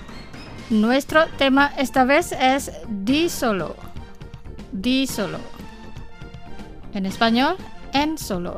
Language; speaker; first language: Spanish; non-native, fluent; Indonesian